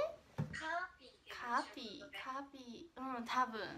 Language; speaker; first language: Japanese; non-native, fluent; Chinese